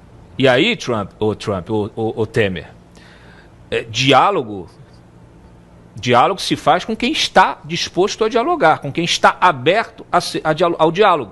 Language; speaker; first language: Portuguese; native; Portuguese